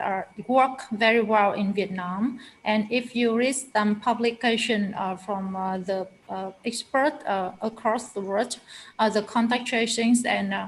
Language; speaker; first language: English; non-native, fluent; Vietnamese